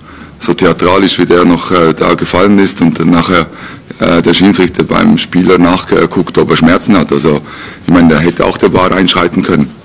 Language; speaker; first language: German; native; German